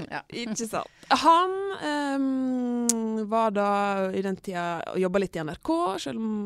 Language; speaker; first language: Norwegian; native; Norwegian